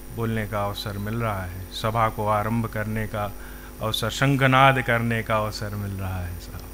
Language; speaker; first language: Hindi; native; Hindi